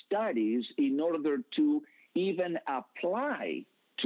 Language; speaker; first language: English; non-native, fluent; Spanish